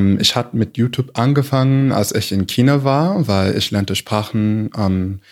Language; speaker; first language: German; non-native, fluent; English